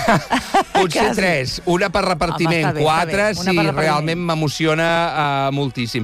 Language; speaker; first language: Catalan; native; Catalan